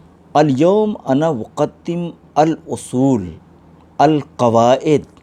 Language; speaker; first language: Arabic; non-native, fluent; Urdu